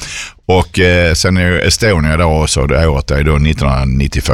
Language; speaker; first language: Swedish; native; Swedish